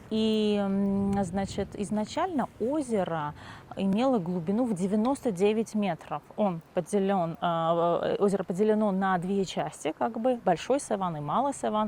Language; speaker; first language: Russian; native; Russian